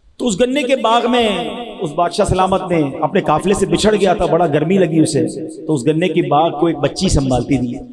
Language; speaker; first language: Urdu; native; Urdu